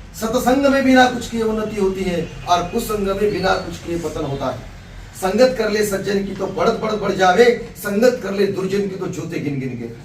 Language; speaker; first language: Hindi; non-native, local second language; Marathi